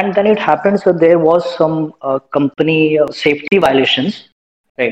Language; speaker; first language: English; non-native, local second language; Hindi